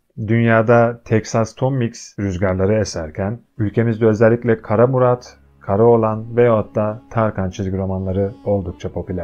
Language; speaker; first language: Turkish; native; Turkish